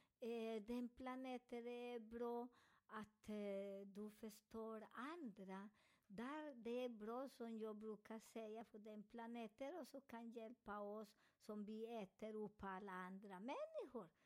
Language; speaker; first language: Swedish; non-native, learner; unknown